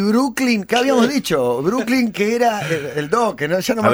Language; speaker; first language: Spanish; native; Spanish